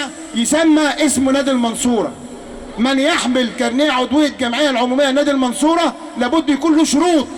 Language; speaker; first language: Arabic; native; Arabic